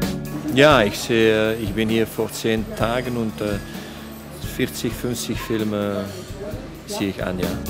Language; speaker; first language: German; non-native, learner; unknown